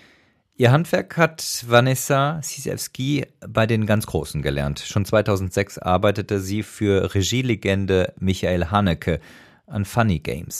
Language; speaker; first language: German; native; German